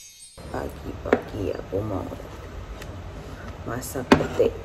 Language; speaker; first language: Indonesian; native; Indonesian